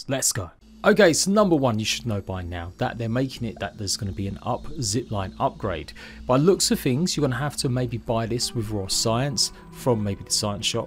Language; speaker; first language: English; native; English